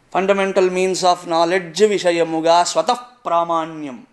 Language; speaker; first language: English; non-native, local second language; Telugu